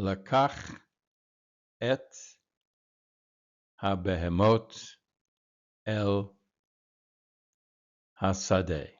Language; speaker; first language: Hebrew; non-native, fluent; English